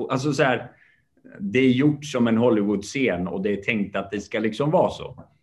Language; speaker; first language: Swedish; early bilingual, other home language; Kurdish